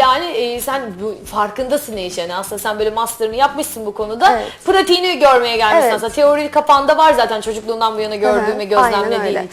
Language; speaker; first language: Turkish; native; Turkish